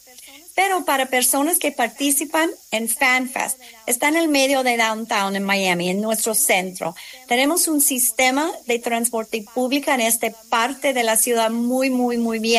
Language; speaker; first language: Spanish; non-native, fluent; English